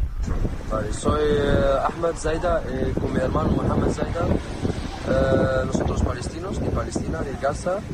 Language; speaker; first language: Spanish; non-native, learner; Arabic